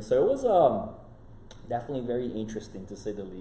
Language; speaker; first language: English; non-native, fluent; Portuguese